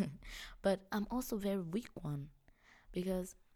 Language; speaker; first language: English; non-native, local second language; Swahili